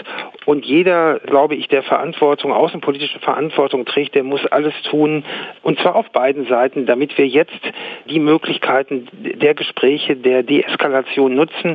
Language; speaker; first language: German; native; German